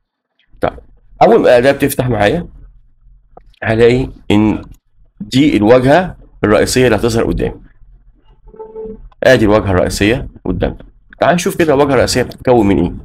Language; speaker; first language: Arabic; native; Arabic